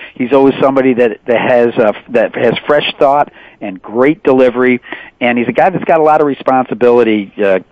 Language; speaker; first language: English; native; English